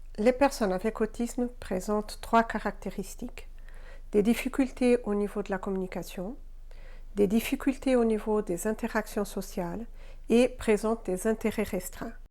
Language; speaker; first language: French; non-native, fluent; Portuguese